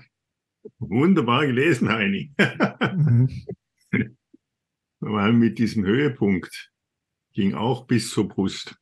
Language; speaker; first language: German; native; German